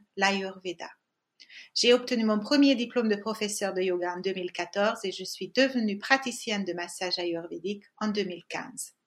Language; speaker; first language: French; non-native, fluent; Hungarian